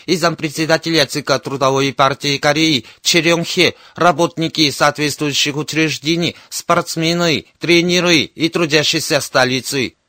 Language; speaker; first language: Russian; non-native, fluent; Korean